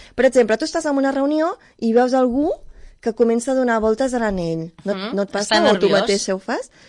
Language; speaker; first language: Catalan; native; Catalan